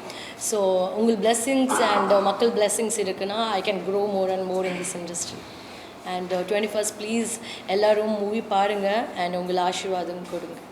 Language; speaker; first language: Tamil; non-native, learner; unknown